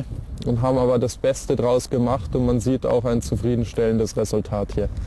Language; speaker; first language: German; native; German